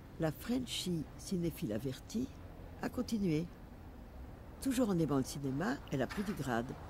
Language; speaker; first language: French; native; French